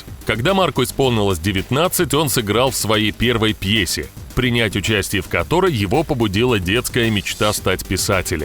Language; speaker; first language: Russian; native; Russian